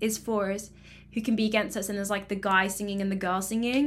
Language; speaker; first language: English; native; English